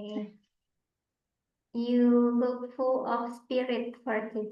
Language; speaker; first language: English; non-native, fluent; Indonesian